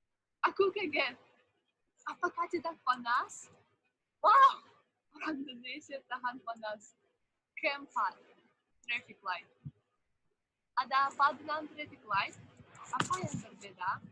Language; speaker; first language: Indonesian; non-native, fluent; Russian